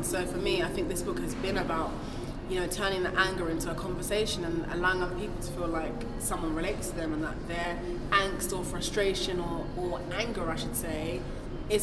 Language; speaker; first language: English; non-native, local second language; Igbo